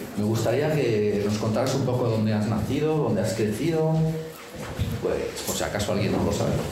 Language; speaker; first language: Spanish; native; Spanish